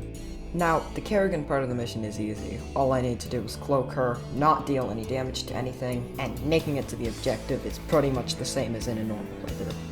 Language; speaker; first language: English; native; English